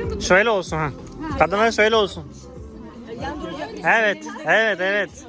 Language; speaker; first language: Turkish; non-native, fluent; Hindi